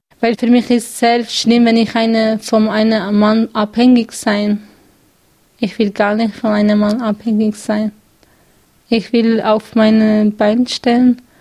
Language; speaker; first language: German; non-native, learner; Kurdish